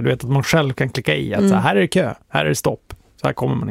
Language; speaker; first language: Swedish; native; Swedish